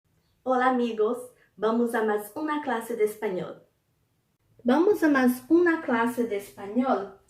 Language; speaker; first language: Spanish; non-native, fluent; Portuguese